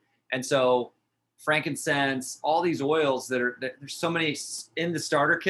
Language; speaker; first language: English; native; English